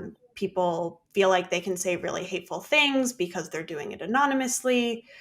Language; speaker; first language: English; native; English